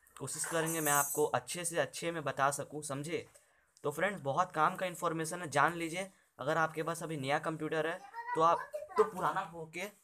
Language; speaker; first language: Hindi; native; Hindi